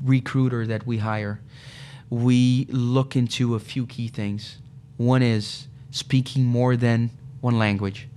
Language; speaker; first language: English; non-native, fluent; Portuguese